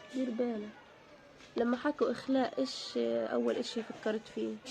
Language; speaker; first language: Arabic; native; Arabic